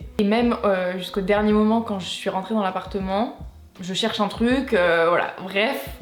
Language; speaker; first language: French; native; French